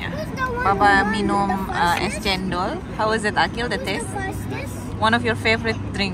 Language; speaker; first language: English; non-native, fluent; Indonesian